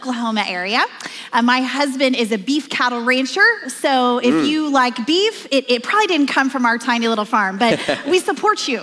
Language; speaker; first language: English; native; English